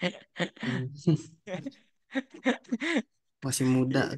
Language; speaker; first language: Indonesian; native; Indonesian